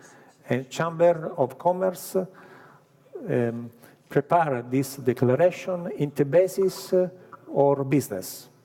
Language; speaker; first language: English; non-native, learner; Italian